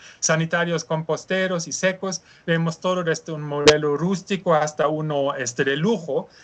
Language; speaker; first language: Spanish; non-native, fluent; German